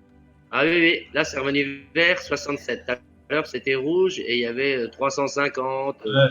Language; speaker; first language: French; native; French